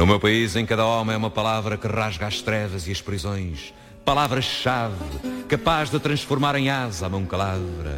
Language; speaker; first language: Portuguese; native; Portuguese